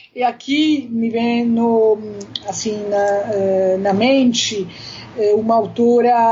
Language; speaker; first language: Portuguese; non-native, fluent; Italian